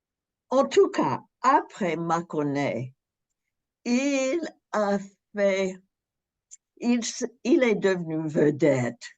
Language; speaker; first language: French; non-native, fluent; English